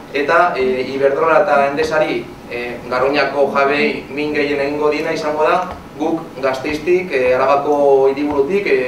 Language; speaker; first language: Basque; non-native, local second language; Spanish